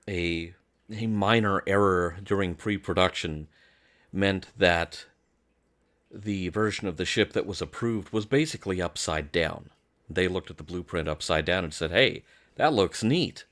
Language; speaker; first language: English; native; English